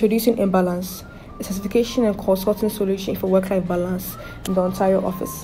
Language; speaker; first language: English; native; English